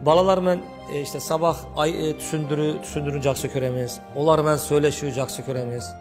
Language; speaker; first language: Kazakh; non-native, learner; Turkish